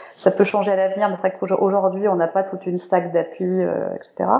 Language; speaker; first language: French; native; French